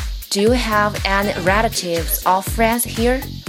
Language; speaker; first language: English; non-native, fluent; Chinese